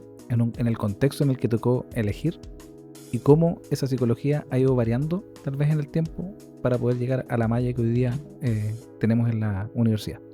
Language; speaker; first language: Spanish; native; Spanish